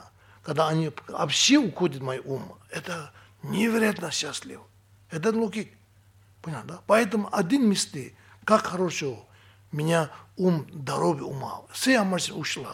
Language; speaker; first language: Russian; non-native, learner; Tibetan